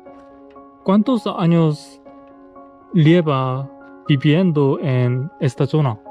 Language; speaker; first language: Spanish; non-native, learner; Korean